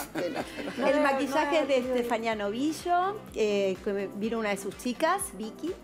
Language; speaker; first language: Spanish; native; Spanish